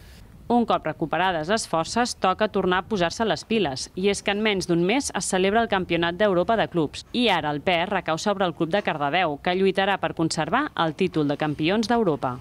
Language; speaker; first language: Catalan; native; Catalan